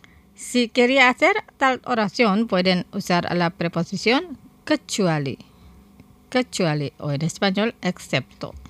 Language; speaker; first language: Spanish; non-native, fluent; Indonesian